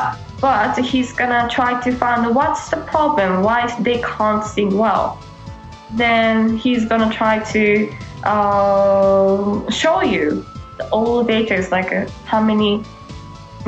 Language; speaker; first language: English; non-native, fluent; Japanese